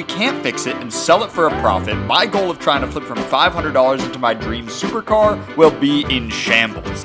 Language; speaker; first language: English; native; English